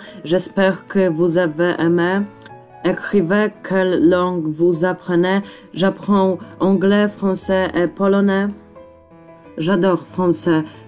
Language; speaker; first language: French; non-native, learner; Polish